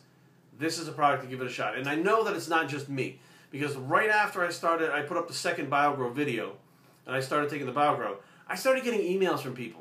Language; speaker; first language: English; native; English